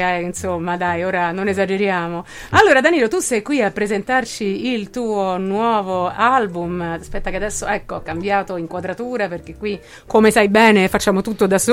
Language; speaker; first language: Italian; native; Italian